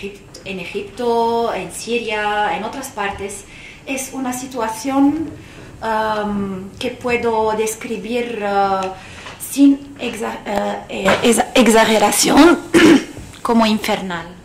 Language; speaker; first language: Spanish; non-native, fluent; Arabic